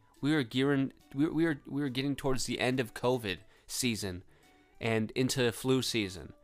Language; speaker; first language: English; native; English